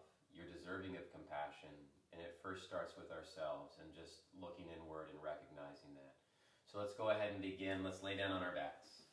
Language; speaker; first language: English; native; English